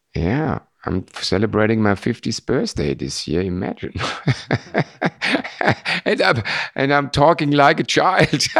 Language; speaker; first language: English; non-native, fluent; German